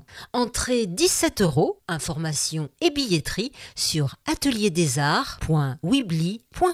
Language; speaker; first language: French; native; French